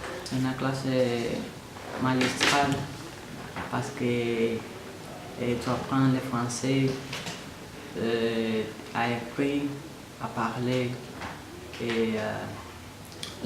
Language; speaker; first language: French; non-native, learner; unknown